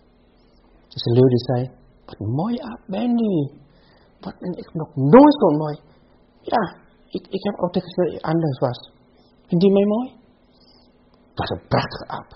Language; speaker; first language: Dutch; non-native, fluent; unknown